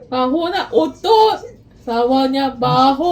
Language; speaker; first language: Filipino; non-native, learner; Korean